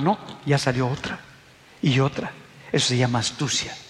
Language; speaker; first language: Spanish; native; Spanish